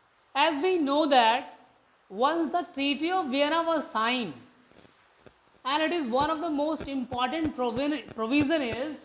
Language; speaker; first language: English; non-native, local second language; Hindi